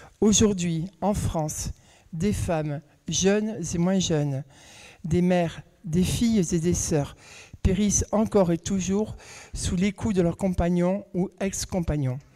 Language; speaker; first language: French; native; French